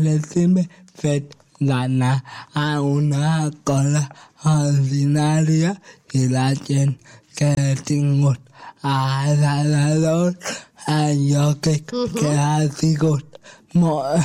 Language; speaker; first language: Catalan; non-native, local second language; Spanish